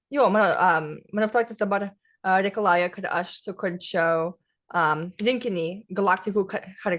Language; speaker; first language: Lithuanian; early bilingual, heritage; English